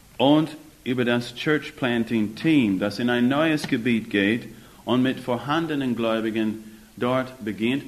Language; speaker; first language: German; non-native, fluent; English